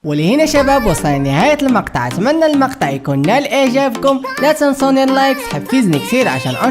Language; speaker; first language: Arabic; native; Arabic